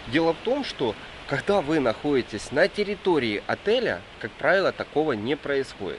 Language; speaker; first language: Russian; native; Russian